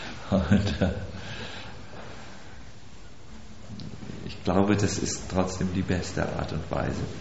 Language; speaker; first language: German; native; German